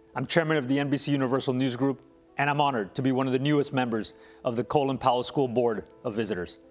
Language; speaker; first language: English; early bilingual, other home language; Spanish